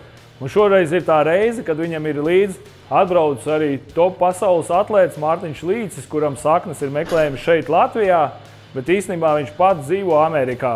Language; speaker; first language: Latvian; native; Latvian